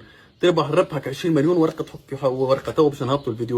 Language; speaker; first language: Arabic; native; Arabic